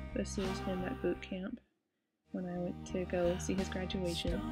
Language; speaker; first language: English; native; English